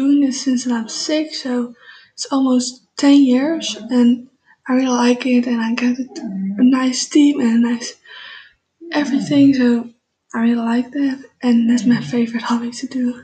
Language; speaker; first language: English; non-native, learner; Dutch